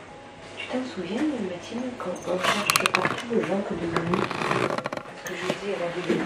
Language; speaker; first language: French; native; French